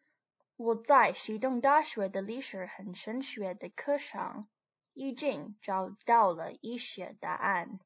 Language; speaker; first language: Chinese; non-native, learner; English